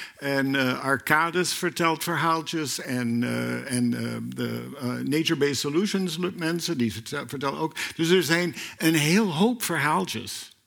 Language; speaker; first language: Dutch; non-native, fluent; English